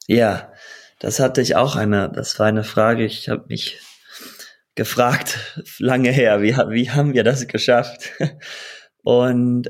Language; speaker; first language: German; early bilingual, heritage; German